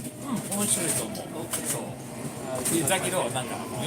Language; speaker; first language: Japanese; non-native, learner; English